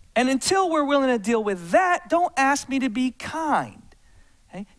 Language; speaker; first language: English; native; English